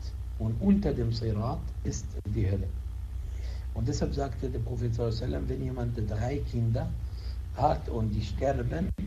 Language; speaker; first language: German; non-native, fluent; Arabic